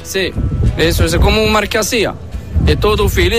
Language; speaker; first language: Spanish; non-native, learner; Arabic